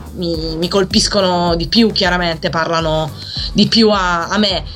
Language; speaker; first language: Italian; native; Italian